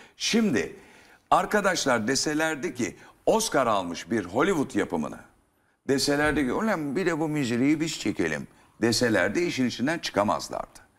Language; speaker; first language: Turkish; native; Turkish